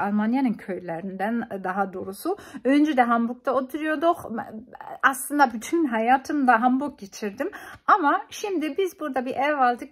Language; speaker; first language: Turkish; non-native, fluent; German